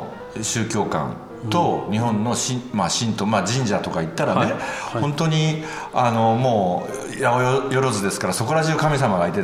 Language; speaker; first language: Japanese; native; Japanese